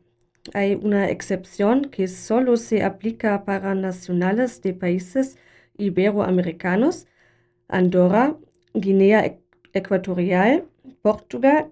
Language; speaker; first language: Spanish; non-native, learner; German